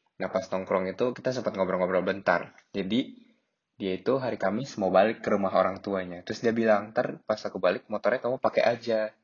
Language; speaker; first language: Indonesian; native; Indonesian